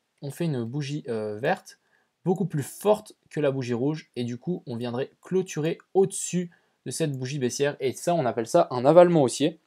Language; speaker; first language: French; native; French